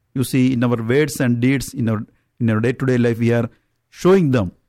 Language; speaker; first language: English; non-native, local second language; Malayalam